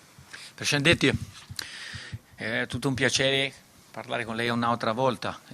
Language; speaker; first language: Italian; non-native, fluent; Portuguese